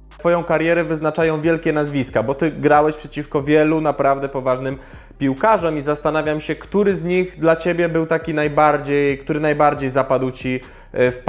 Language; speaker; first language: Polish; native; Polish